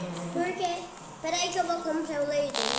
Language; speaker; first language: Portuguese; native; Portuguese